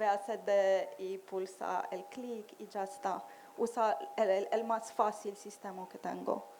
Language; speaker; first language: Spanish; non-native, fluent; English